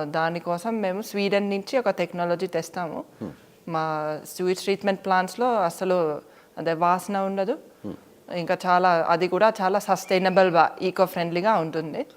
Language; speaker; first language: Telugu; non-native, fluent; Finnish